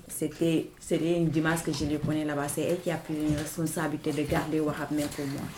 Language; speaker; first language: French; non-native, local second language; Wolof